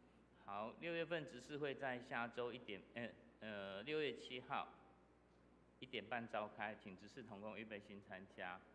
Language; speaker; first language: Chinese; native; Chinese